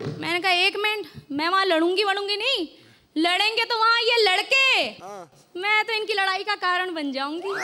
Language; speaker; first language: Hindi; native; Hindi